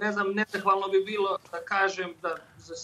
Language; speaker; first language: Serbian; native; Serbian